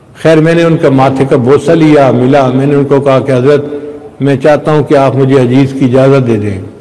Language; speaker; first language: Urdu; non-native, local second language; Punjabi